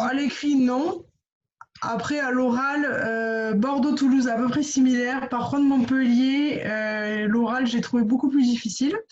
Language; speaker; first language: French; native; French